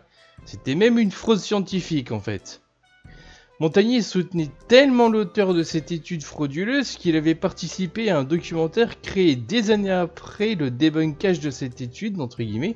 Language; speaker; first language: French; native; French